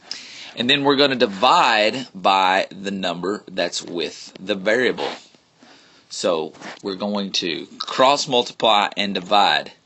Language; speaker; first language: English; native; English